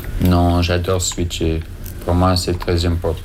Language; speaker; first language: French; non-native, learner; English